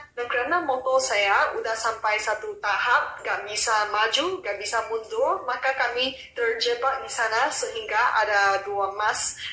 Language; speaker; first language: Malay; non-native, local second language; Chinese